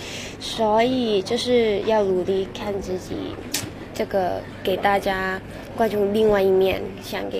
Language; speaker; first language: Chinese; non-native, local second language; Cantonese